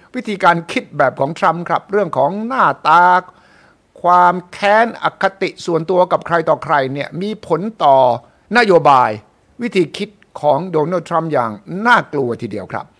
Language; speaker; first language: Thai; native; Thai